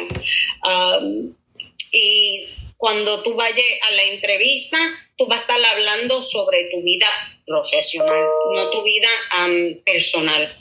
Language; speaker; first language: Spanish; early bilingual, heritage; Spanish